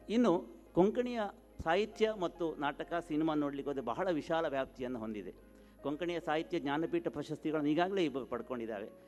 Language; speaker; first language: Kannada; non-native, local second language; Konkani